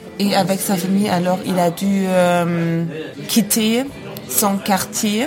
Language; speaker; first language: French; non-native, fluent; German